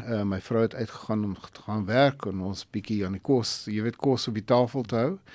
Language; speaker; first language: Afrikaans; non-native, local second language; English